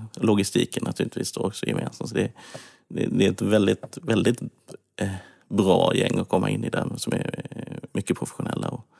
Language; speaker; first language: Swedish; native; Swedish